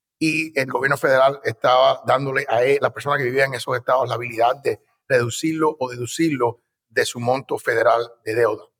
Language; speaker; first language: Spanish; early bilingual, heritage; Spanish